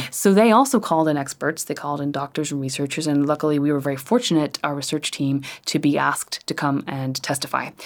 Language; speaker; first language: English; native; English